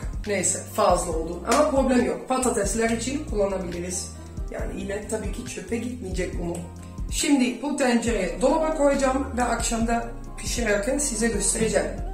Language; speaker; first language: Turkish; non-native, fluent; Dutch